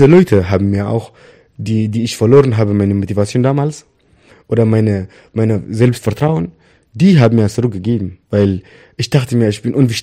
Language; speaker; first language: German; non-native, fluent; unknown